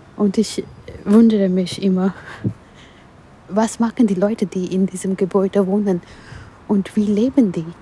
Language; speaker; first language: German; non-native, learner; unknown